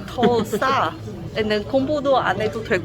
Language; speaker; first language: Korean; non-native, learner; Chinese